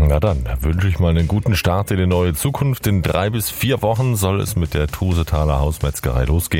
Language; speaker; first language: German; native; German